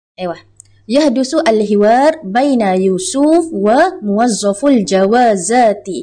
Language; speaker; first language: Arabic; non-native, learner; Malay